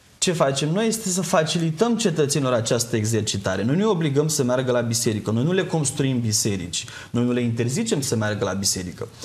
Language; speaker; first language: Romanian; native; Romanian